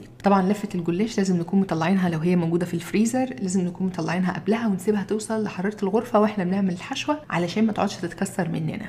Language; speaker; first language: Arabic; native; Arabic